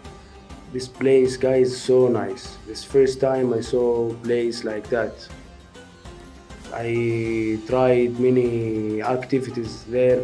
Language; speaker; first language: English; non-native, learner; Arabic